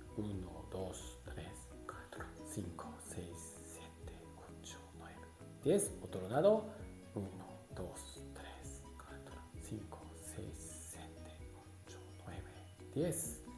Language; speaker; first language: Spanish; non-native, learner; Japanese